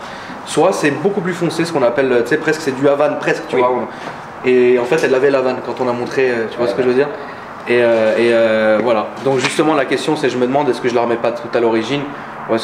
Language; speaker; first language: French; native; French